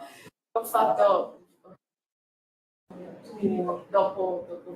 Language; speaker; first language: Italian; non-native, learner; Portuguese